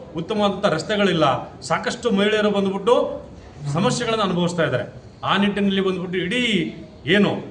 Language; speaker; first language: Kannada; non-native, local second language; Lambadi